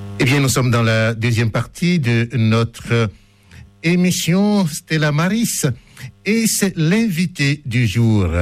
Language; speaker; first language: French; native; French